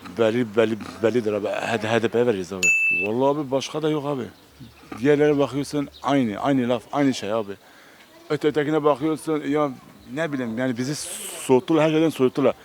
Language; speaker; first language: Turkish; non-native, local second language; Kurdish